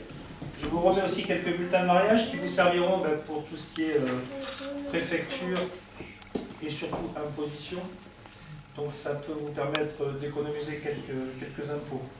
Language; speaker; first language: French; native; French